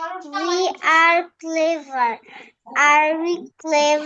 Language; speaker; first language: English; non-native, learner; Bangla